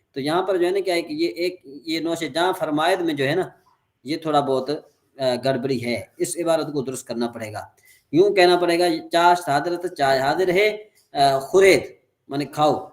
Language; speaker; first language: Urdu; non-native, local second language; Sindhi